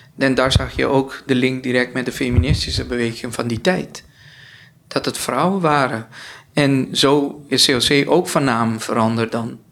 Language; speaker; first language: Dutch; non-native, local second language; Papiamento